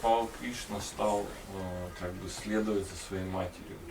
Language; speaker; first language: Russian; native; Russian